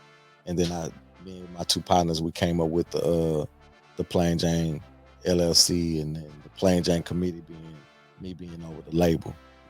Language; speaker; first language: English; native; English